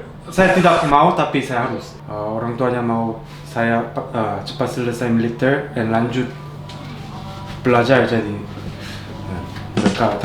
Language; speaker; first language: Indonesian; non-native, learner; Korean